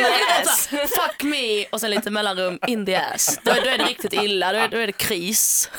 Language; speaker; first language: Swedish; native; Swedish